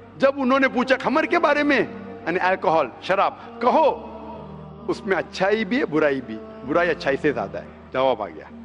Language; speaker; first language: Hindi; non-native, local second language; Konkani